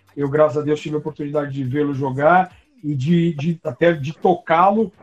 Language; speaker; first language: Portuguese; native; Portuguese